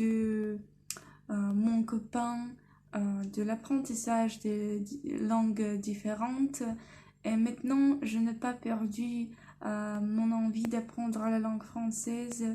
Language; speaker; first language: French; non-native, learner; Russian